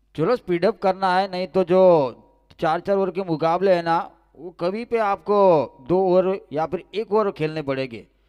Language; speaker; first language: Hindi; non-native, local second language; Marathi